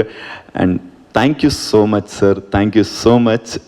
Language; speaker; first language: Tamil; non-native, learner; Kannada